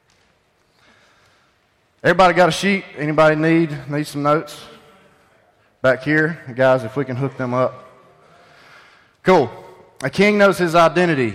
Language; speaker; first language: English; native; English